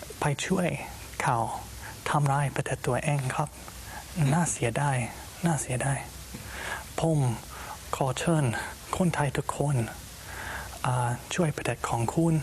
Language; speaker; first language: Thai; non-native, learner; English